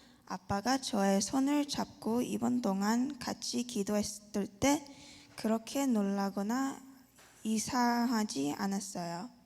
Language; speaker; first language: Korean; early bilingual, heritage; Korean